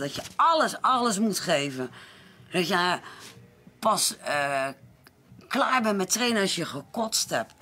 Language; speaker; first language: Dutch; native; Dutch